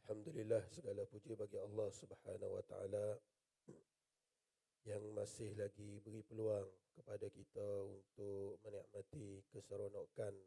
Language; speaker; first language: Malay; native; Malay